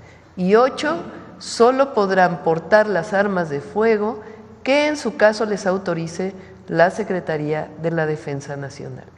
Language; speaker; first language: Spanish; native; Spanish